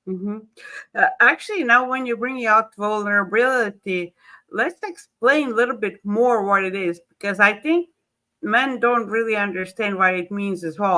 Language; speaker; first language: English; non-native, fluent; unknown